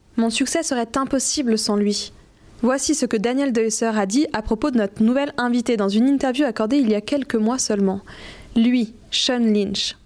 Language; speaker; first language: French; native; French